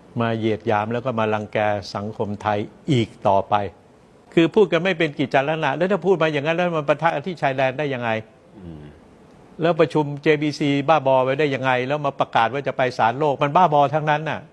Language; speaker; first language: Thai; native; Thai